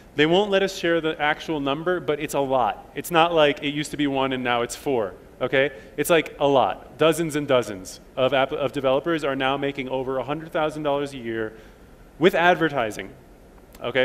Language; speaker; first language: English; native; English